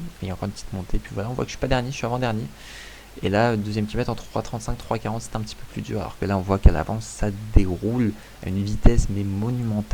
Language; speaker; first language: French; native; French